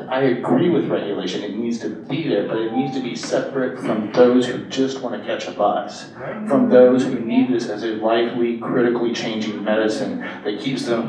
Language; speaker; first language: English; native; English